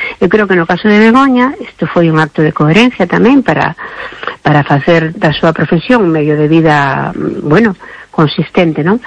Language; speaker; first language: Galician; non-native, local second language; Spanish